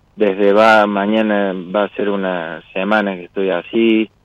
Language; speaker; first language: Spanish; native; Spanish